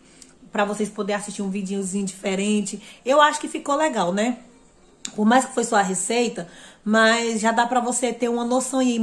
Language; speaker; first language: Portuguese; native; Portuguese